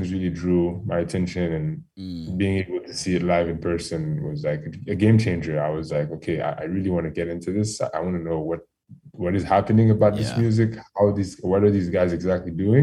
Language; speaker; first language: English; non-native, fluent; French